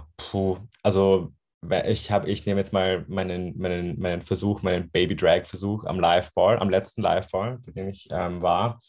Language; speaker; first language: German; native; German